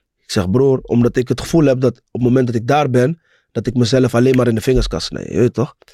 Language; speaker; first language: Dutch; native; Dutch